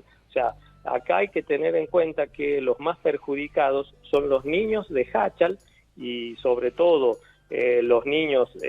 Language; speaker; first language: Spanish; native; Spanish